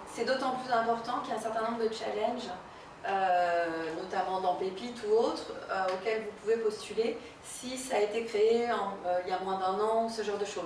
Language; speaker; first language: French; native; French